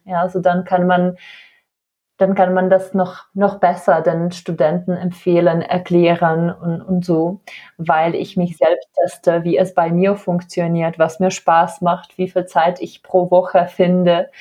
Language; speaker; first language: German; non-native, fluent; Czech